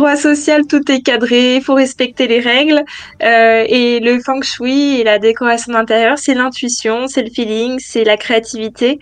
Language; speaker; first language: French; native; French